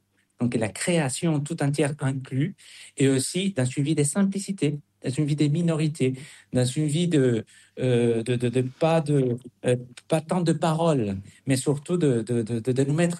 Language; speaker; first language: French; non-native, fluent; Spanish